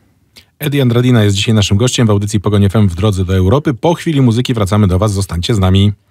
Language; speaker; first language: Polish; native; Polish